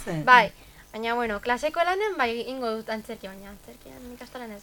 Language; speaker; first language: Basque; non-native, local second language; Spanish